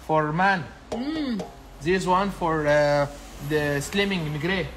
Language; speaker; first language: English; non-native, learner; Turkish